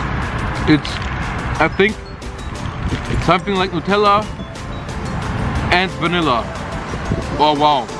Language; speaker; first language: English; non-native, learner; Bosnian